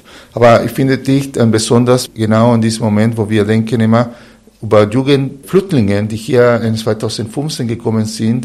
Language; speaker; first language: German; non-native, fluent; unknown